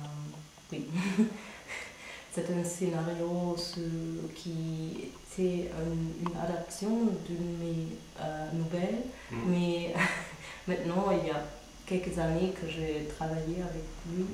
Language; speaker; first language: French; non-native, fluent; German